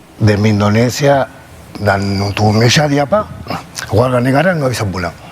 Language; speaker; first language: Indonesian; non-native, fluent; Spanish